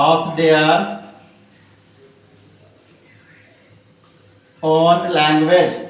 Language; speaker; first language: English; non-native, local second language; Hindi